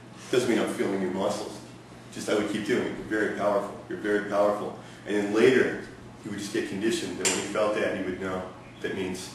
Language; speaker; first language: English; native; English